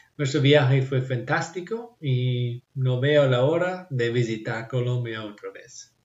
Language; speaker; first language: Spanish; non-native, learner; English